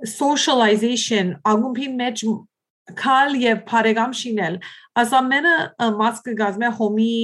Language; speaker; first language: Armenian; early bilingual, heritage; Armenian